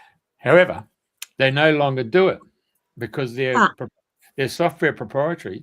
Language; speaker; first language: English; native; English